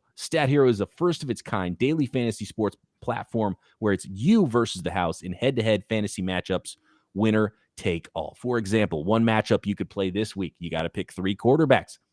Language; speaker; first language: English; native; English